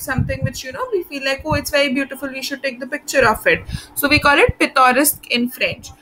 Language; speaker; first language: English; non-native, local second language; Hindi